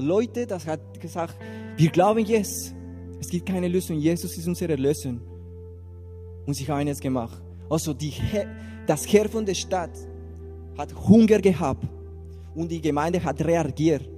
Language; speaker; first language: German; non-native, learner; Spanish